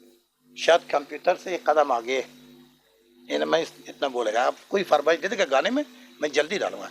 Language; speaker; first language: Hindi; non-native, learner; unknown